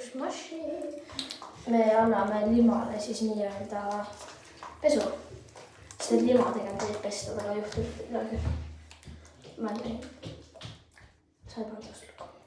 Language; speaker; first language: Estonian; early bilingual, heritage; Estonian